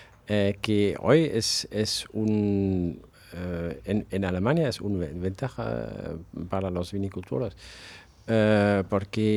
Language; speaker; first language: Spanish; non-native, fluent; German